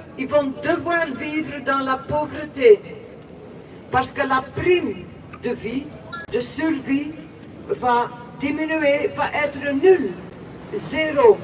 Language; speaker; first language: French; non-native, local second language; Dutch